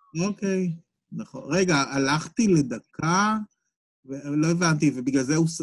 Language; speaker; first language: Hebrew; native; Hebrew